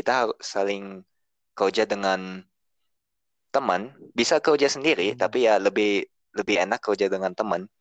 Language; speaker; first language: Indonesian; early bilingual, heritage; Indonesian